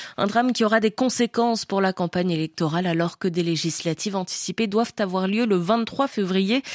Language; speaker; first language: French; native; French